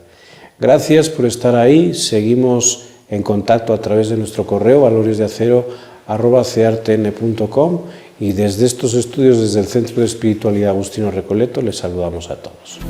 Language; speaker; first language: Spanish; native; Spanish